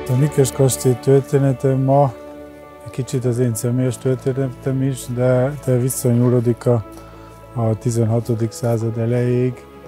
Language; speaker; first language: Hungarian; early bilingual, heritage; Hungarian